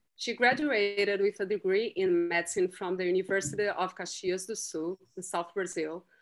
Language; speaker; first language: English; non-native, fluent; Portuguese